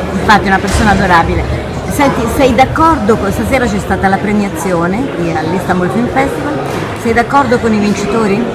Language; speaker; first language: Italian; native; Italian